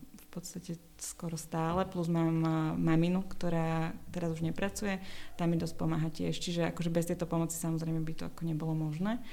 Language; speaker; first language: Slovak; native; Slovak